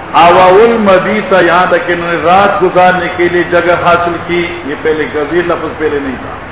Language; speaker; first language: Urdu; non-native, local second language; Northern Hindko